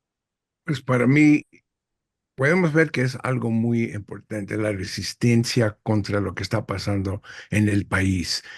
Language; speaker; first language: Spanish; early bilingual, heritage; English